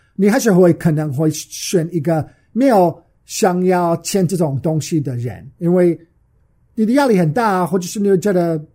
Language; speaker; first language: Chinese; non-native, fluent; English